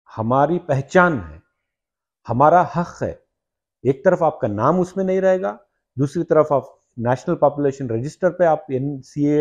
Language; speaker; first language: Hindi; non-native, local second language; Urdu